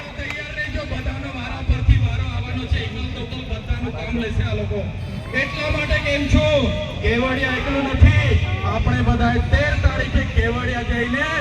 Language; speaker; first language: Gujarati; non-native, local second language; Bhili